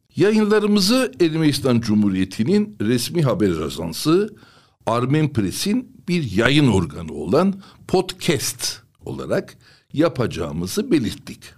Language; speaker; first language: Turkish; non-native, local second language; Armenian